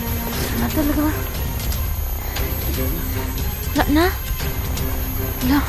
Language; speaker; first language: Filipino; non-native, local second language; Cebuano